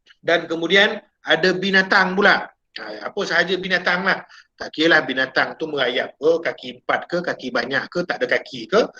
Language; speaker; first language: Malay; native; Malay